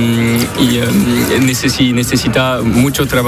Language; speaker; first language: Spanish; non-native, learner; French